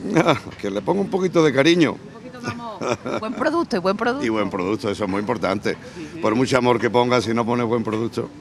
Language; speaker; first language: Spanish; native; Spanish